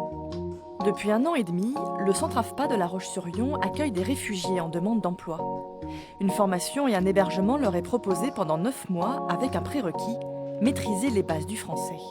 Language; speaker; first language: French; native; French